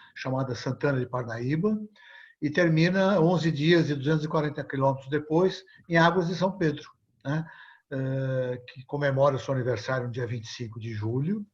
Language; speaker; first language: Portuguese; native; Portuguese